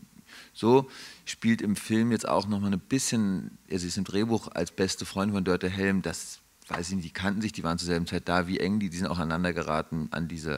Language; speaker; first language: German; native; German